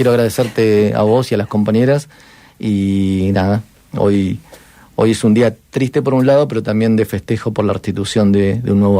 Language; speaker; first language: Spanish; native; Spanish